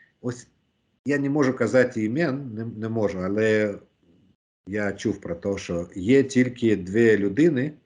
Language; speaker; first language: Ukrainian; non-native, local second language; Russian